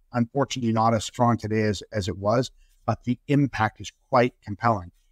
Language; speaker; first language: English; native; English